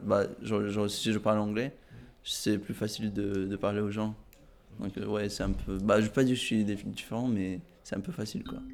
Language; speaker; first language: French; non-native, fluent; Azerbaijani